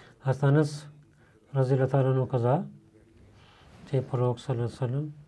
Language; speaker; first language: Bulgarian; non-native, learner; Urdu